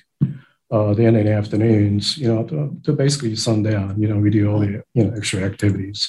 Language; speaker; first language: English; non-native, fluent; Japanese